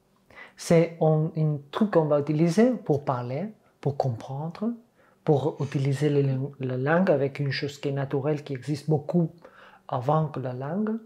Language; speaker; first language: French; non-native, fluent; Catalan